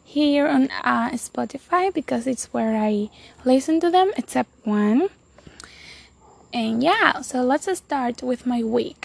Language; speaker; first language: English; non-native, fluent; Spanish